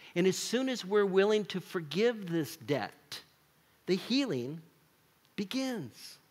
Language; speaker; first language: English; native; English